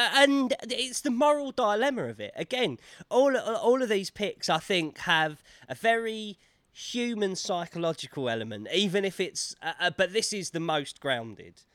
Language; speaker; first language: English; native; English